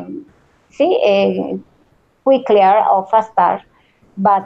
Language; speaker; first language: English; non-native, learner; Spanish